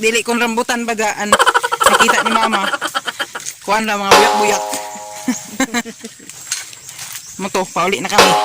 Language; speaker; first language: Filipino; non-native, local second language; Cebuano